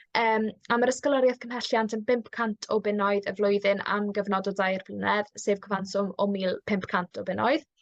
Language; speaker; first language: Welsh; native; Welsh